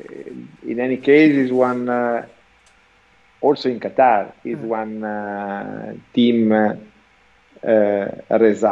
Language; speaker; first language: English; non-native, learner; Italian